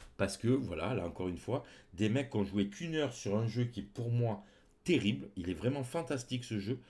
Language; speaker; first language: French; native; French